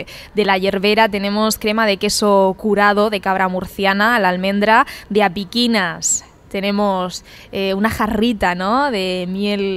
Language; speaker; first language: Spanish; native; Spanish